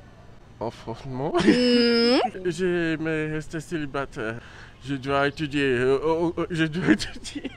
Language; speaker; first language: French; non-native, learner; Portuguese